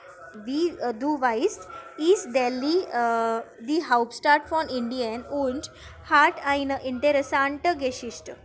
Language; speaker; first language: German; non-native, learner; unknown